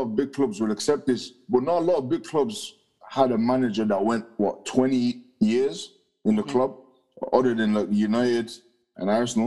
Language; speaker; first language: English; native; English